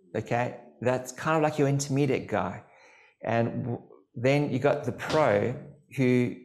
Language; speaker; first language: English; native; English